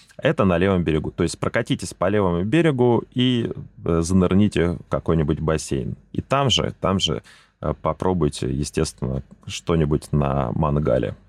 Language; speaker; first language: Russian; native; Russian